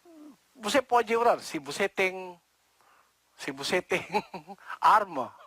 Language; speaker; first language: Portuguese; non-native, learner; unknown